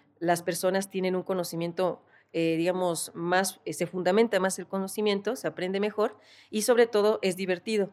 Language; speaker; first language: Spanish; native; Spanish